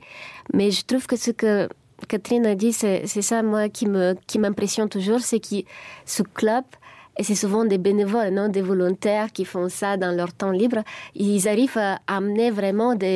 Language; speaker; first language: French; non-native, fluent; Bulgarian